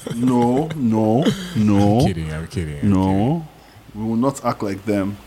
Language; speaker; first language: English; non-native, fluent; Yoruba